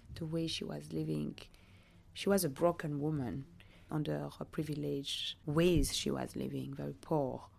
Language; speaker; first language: English; non-native, fluent; French